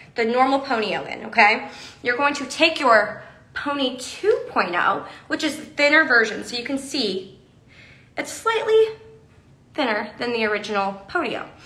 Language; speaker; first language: English; native; English